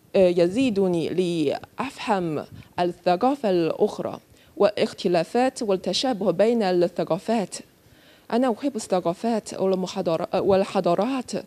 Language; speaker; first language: Arabic; non-native, learner; Chinese